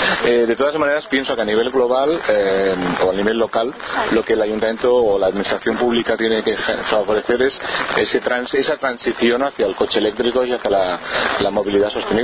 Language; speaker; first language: Spanish; native; Spanish